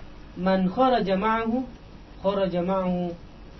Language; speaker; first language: Arabic; non-native, learner; Indonesian